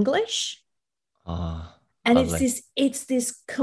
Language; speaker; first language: English; early bilingual, other home language; Arabic